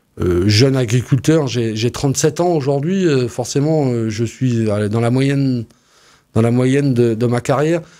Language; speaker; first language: French; native; French